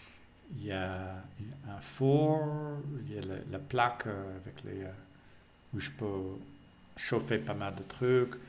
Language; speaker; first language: French; non-native, learner; English